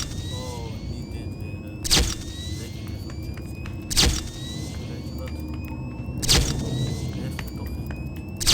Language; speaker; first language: Dutch; non-native, local second language; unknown